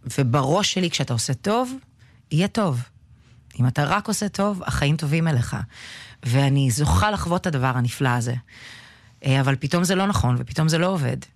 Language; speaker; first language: Hebrew; early bilingual, other home language; Russian